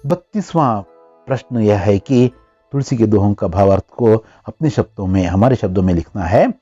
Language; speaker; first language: Hindi; non-native, local second language; Kannada